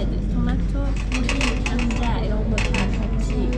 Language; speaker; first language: Korean; non-native, learner; Persian